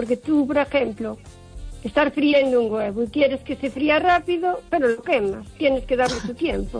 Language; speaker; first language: Spanish; native; Spanish